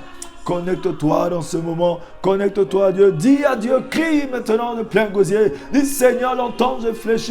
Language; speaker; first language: French; non-native, local second language; Lingala